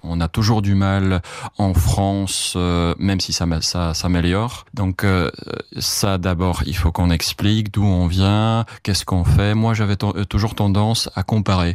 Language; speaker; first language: French; non-native, fluent; Czech